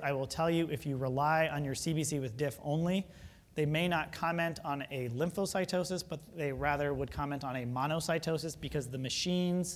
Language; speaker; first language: English; native; English